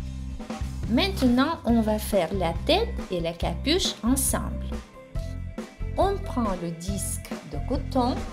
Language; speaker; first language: French; non-native, fluent; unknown